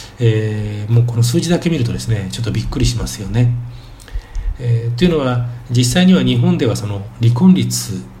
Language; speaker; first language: Japanese; native; Japanese